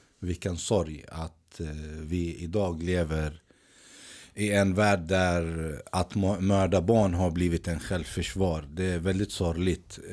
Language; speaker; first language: Swedish; early bilingual, other home language; Arabic